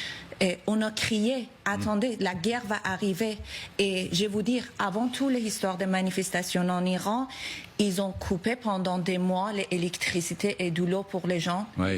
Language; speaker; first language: French; non-native, learner; Persian